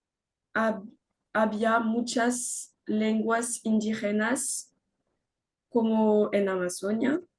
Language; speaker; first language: Spanish; non-native, learner; French